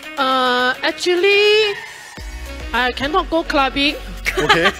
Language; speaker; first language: English; non-native, local second language; Chinese